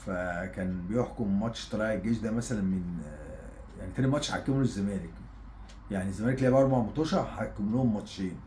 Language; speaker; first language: Arabic; native; Arabic